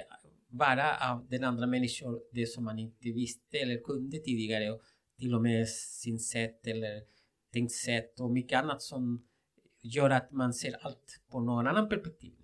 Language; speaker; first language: Swedish; non-native, fluent; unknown